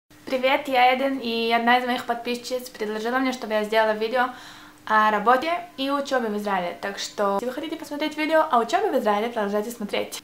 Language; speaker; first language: Russian; early bilingual, heritage; Russian